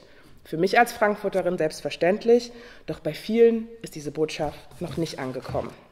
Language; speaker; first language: German; native; German